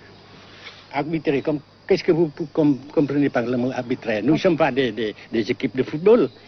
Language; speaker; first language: French; non-native, fluent; Vietnamese